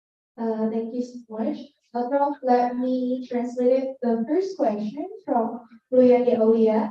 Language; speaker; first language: English; non-native, learner; Indonesian